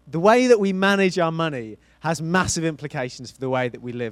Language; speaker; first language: English; native; English